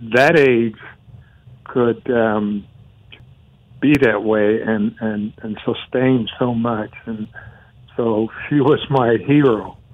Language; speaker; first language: English; non-native, fluent; Spanish